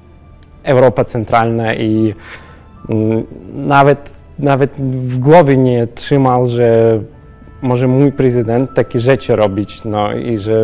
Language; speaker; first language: Polish; non-native, learner; Russian